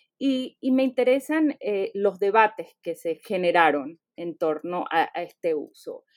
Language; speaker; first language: Spanish; native; Spanish